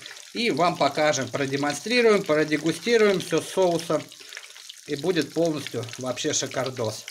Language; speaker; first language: Russian; native; Russian